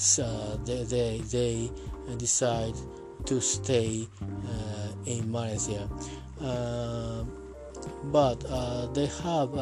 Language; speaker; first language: English; non-native, learner; Japanese